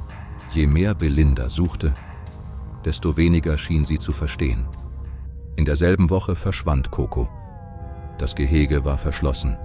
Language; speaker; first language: German; native; German